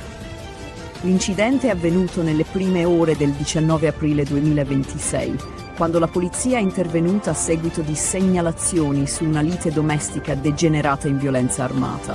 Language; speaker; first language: Italian; native; Italian